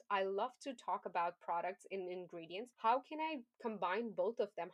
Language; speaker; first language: English; non-native, fluent; Persian